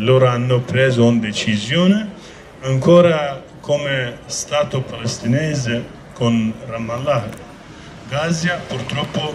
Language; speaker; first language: Italian; non-native, learner; Kurdish